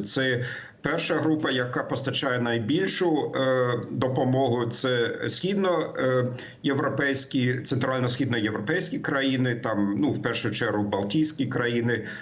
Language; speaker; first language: Ukrainian; non-native, fluent; German